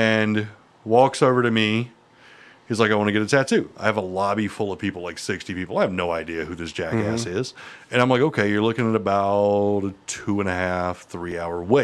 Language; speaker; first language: English; native; English